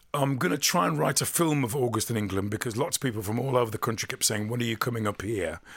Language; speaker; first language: English; native; English